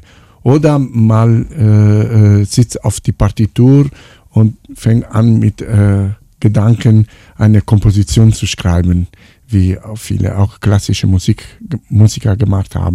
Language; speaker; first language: German; non-native, fluent; Italian